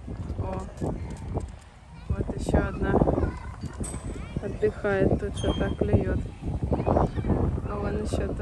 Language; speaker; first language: Russian; native; Russian